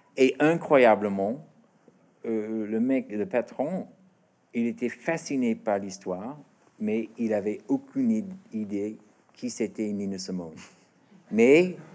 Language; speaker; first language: French; non-native, fluent; English